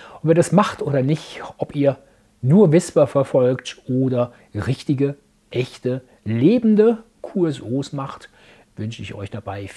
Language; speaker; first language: German; native; German